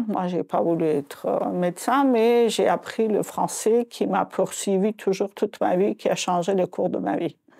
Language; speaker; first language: French; non-native, fluent; Azerbaijani